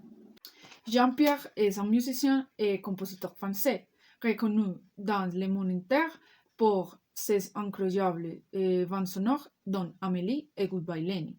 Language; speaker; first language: French; non-native, learner; Spanish